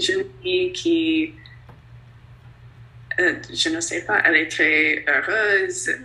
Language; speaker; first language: French; non-native, learner; English